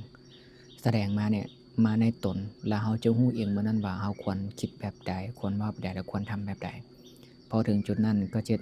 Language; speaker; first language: Thai; non-native, local second language; Northeastern Thai